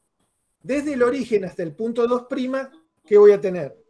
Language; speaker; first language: Spanish; native; Spanish